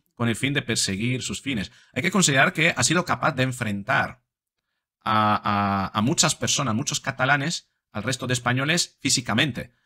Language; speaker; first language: Spanish; non-native, fluent; Italian